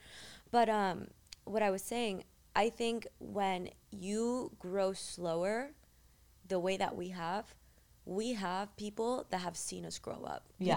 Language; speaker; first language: English; early bilingual, other home language; Spanish